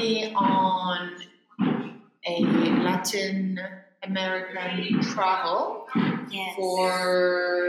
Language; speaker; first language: English; non-native, local second language; French